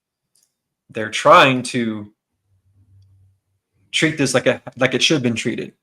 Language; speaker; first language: English; native; English